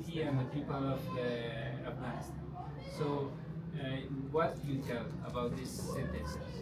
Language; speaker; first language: English; non-native, learner; Persian